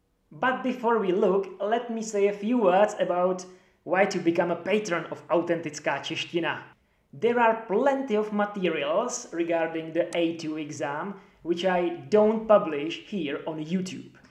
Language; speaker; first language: English; non-native, fluent; Czech